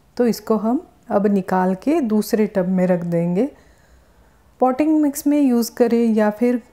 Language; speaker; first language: Hindi; non-native, local second language; Marathi